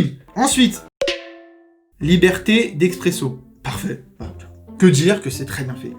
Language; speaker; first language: French; native; French